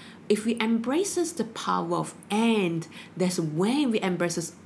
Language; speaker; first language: English; non-native, local second language; Chinese